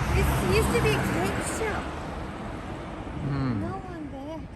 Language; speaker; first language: English; non-native, fluent; Japanese